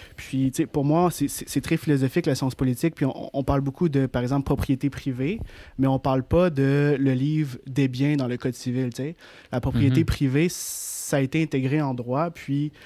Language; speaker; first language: French; native; French